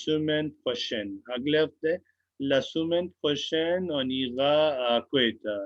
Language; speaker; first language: French; non-native, fluent; Hindi